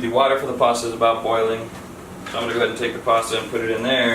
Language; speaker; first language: English; native; English